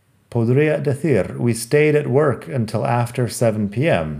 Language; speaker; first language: English; native; English